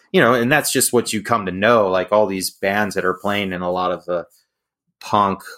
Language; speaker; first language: English; native; English